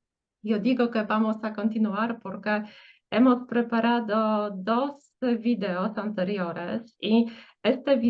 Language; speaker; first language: Spanish; non-native, fluent; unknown